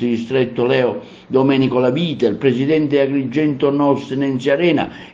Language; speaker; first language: Italian; native; Italian